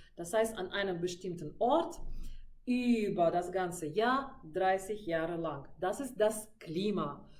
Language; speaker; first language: German; non-native, fluent; Russian